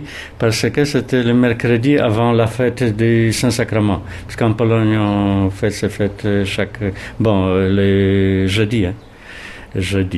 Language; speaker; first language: French; non-native, fluent; Polish